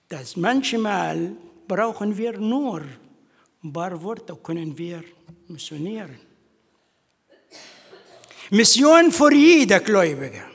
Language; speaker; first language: German; non-native, fluent; Arabic